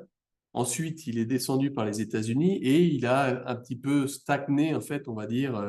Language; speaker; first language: French; native; French